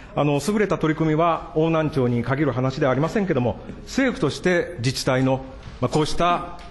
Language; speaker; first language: Japanese; native; Japanese